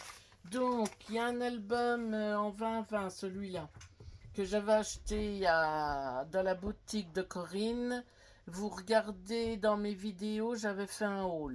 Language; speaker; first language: French; native; French